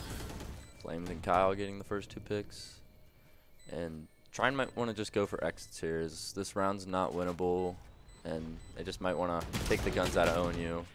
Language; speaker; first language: English; native; English